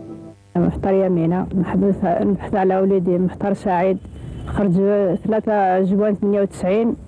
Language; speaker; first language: Arabic; native; Arabic